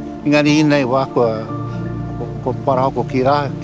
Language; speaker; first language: Māori; non-native, local second language; English